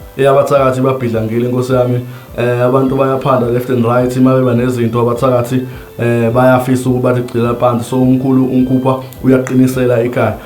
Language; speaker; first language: Zulu; native; Zulu